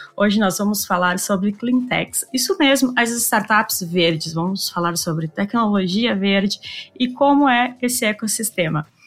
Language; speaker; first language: Portuguese; native; Portuguese